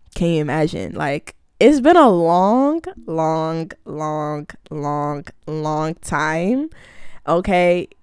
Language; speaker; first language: English; early bilingual, other home language; Akan